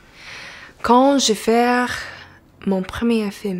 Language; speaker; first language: French; non-native, local second language; English